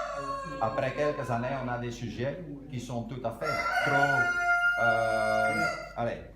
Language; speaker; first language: French; non-native, local second language; Dutch